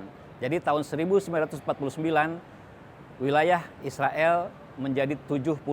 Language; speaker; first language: Indonesian; native; Indonesian